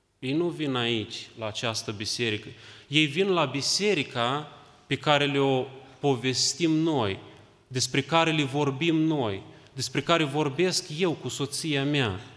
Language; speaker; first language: Romanian; native; Romanian